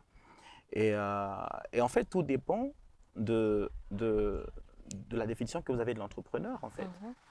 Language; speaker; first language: French; non-native, local second language; Rundi